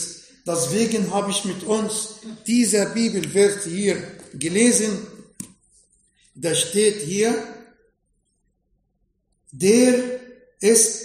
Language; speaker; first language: German; non-native, fluent; Arabic